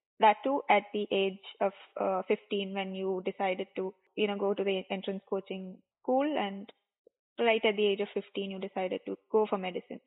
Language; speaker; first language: English; non-native, local second language; Malayalam